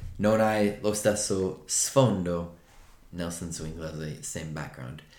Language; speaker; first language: Italian; non-native, fluent; English